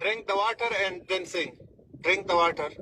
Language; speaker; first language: English; non-native, learner; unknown